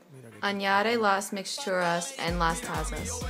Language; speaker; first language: Spanish; non-native, learner; English